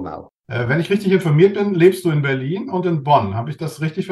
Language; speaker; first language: German; native; German